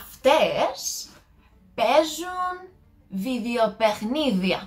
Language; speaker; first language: Greek; non-native, learner; English